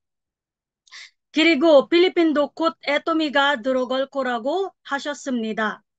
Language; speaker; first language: Korean; non-native, learner; Filipino